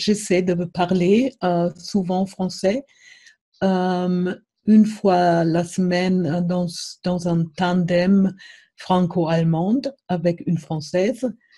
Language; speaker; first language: French; non-native, fluent; German